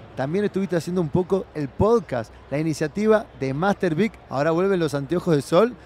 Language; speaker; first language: Spanish; native; Spanish